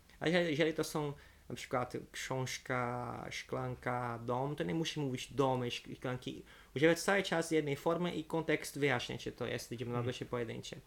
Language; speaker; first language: Polish; non-native, fluent; Portuguese